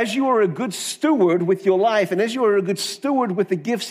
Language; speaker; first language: English; native; English